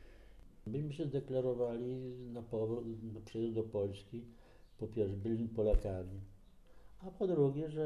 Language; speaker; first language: Polish; native; Polish